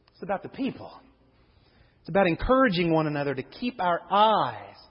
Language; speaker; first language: English; native; English